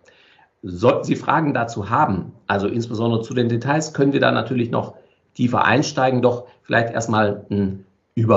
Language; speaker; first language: German; native; German